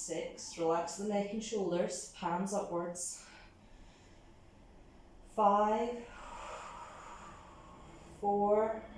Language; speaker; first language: English; native; English